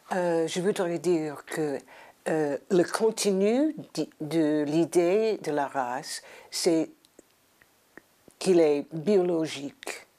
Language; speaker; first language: French; non-native, fluent; English